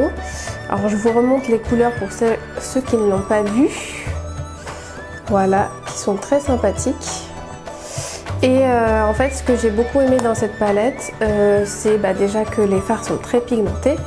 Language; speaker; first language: French; native; French